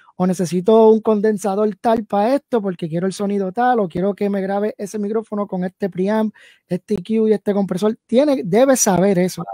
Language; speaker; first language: Spanish; early bilingual, heritage; Spanish